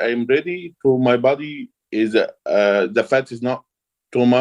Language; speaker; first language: English; non-native, learner; Arabic